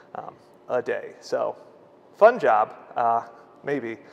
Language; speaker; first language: English; native; English